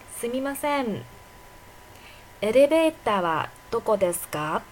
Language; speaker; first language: Japanese; non-native, fluent; Chinese